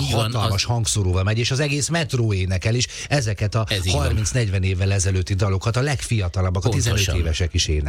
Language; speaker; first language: Hungarian; native; Hungarian